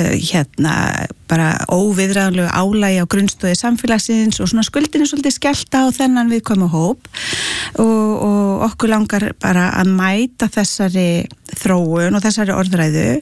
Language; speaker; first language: Icelandic; native; Icelandic